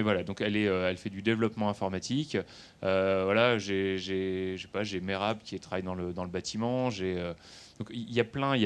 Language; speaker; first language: French; native; French